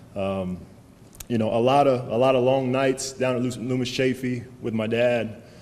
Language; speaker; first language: English; native; English